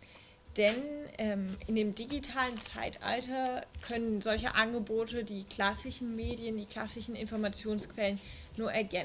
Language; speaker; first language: German; native; German